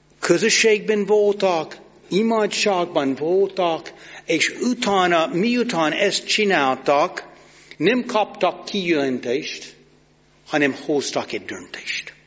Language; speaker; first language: Hungarian; non-native, fluent; English